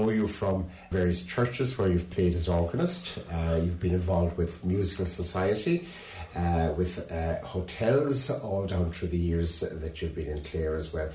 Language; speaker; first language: English; native; English